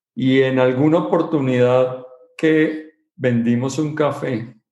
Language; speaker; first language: Spanish; native; Spanish